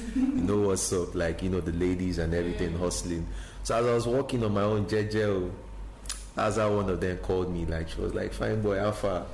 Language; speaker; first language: English; non-native, local second language; Igbo